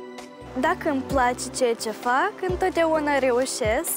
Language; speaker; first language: Romanian; early bilingual, heritage; Romanian